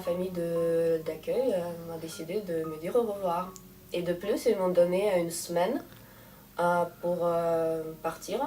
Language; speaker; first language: French; non-native, fluent; Russian